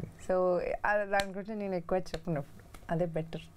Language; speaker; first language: Telugu; non-native, fluent; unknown